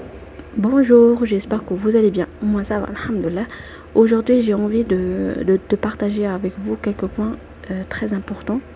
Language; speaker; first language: French; non-native, local second language; Arabic